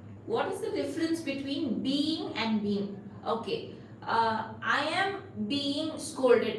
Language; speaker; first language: English; non-native, local second language; Tamil